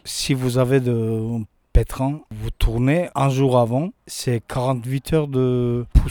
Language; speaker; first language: French; non-native, learner; Turkish